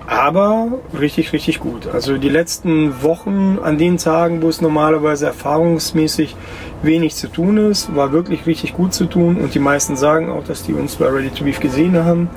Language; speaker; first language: German; early bilingual, other home language; Russian